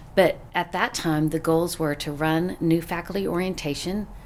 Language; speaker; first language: English; native; English